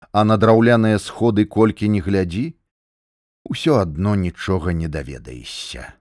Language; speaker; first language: Belarusian; native; Belarusian